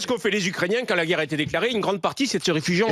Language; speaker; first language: French; native; French